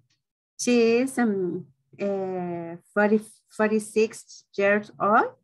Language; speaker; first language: English; non-native, learner; Spanish